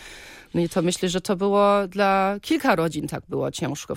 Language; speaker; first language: Polish; early bilingual, heritage; Polish